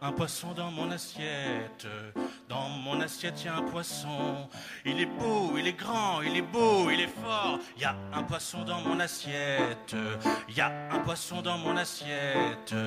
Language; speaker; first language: French; native; French